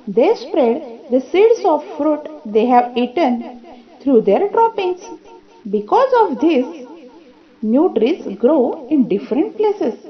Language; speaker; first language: English; non-native, local second language; Marathi